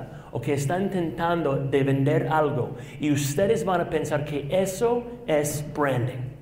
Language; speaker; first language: Spanish; non-native, fluent; English